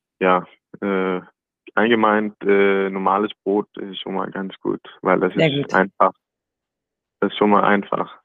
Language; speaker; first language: German; non-native, learner; Danish